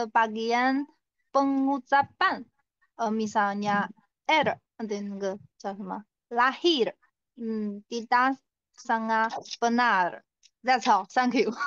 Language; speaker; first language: Indonesian; non-native, learner; Chinese